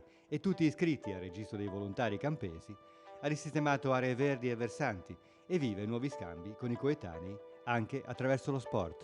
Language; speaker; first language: Italian; native; Italian